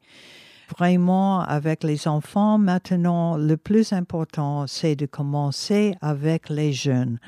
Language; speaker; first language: French; non-native, fluent; English